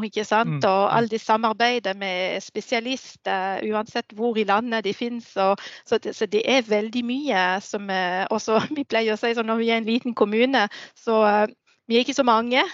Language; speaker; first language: Norwegian; non-native, fluent; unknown